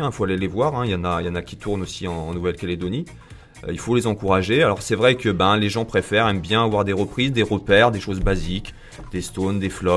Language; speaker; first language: French; native; French